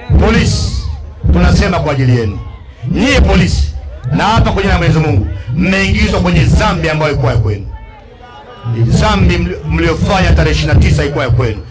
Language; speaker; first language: Swahili; native; Swahili